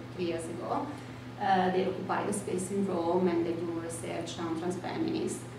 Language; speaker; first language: English; non-native, fluent; Italian